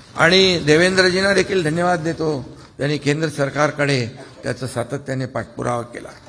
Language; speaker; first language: Marathi; native; Marathi